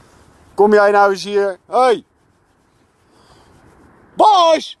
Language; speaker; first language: Dutch; native; Dutch